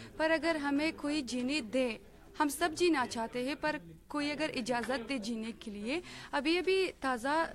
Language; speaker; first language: Urdu; non-native, learner; Persian